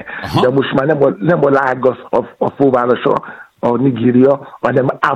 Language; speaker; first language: Hungarian; non-native, fluent; Yoruba